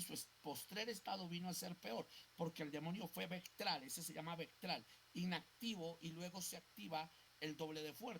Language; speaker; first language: Spanish; native; Spanish